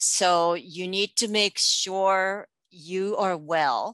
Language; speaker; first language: English; non-native, local second language; Japanese